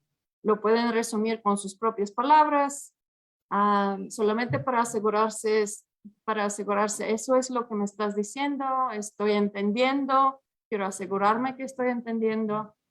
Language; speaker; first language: Spanish; early bilingual, heritage; English